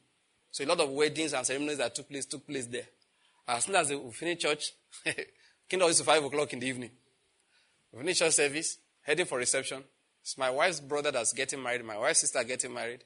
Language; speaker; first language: English; non-native, local second language; Yoruba